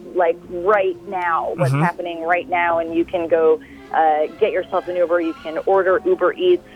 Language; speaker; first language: English; native; English